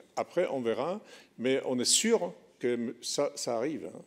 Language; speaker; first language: French; non-native, fluent; Polish